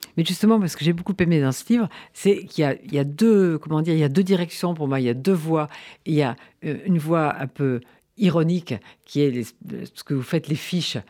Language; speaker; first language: French; native; French